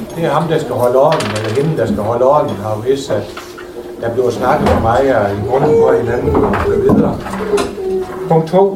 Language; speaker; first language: Danish; native; Danish